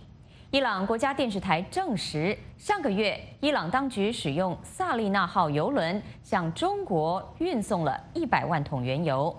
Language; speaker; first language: Chinese; native; Chinese